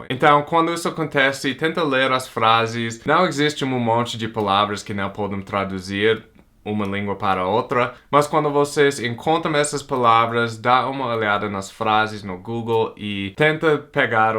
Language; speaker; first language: Portuguese; non-native, fluent; English